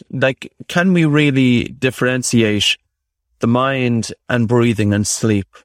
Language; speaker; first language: English; native; English